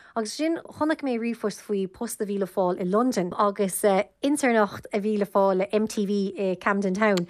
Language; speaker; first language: Irish; non-native, local second language; English